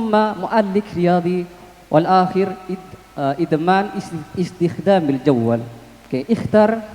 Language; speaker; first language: Arabic; non-native, learner; Indonesian